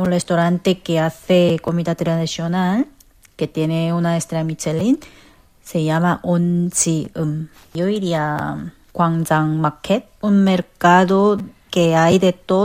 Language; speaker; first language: Spanish; non-native, fluent; Korean